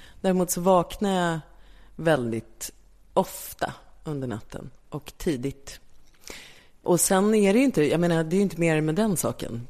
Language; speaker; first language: Swedish; native; Swedish